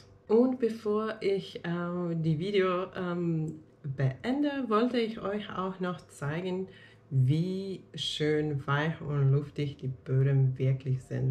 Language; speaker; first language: German; non-native, fluent; Finnish